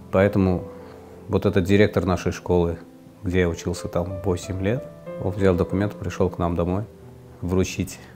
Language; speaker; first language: Russian; non-native, local second language; Azerbaijani